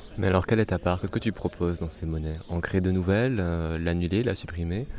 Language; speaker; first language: French; native; French